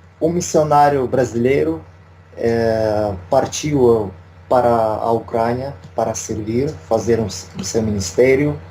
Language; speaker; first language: Portuguese; non-native, learner; Russian